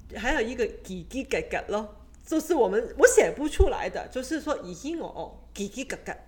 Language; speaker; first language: Chinese; non-native, local second language; Cantonese